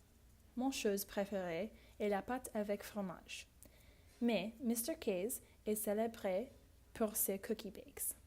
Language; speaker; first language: French; non-native, learner; English